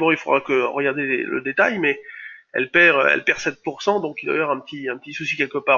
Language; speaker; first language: French; native; French